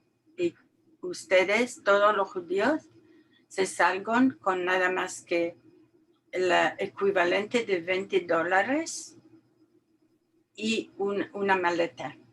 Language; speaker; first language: Spanish; non-native, learner; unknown